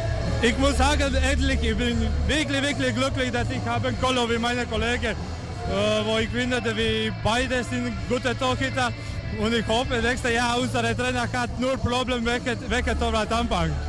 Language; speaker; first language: German; non-native, learner; Croatian